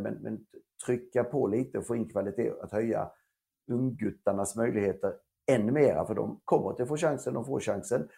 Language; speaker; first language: Swedish; native; Swedish